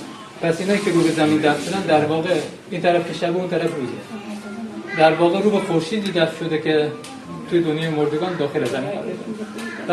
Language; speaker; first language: Persian; native; Persian